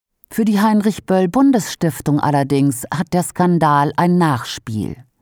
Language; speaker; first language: German; native; German